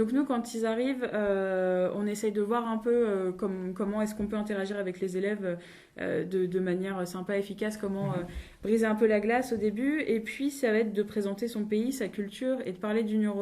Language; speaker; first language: French; native; French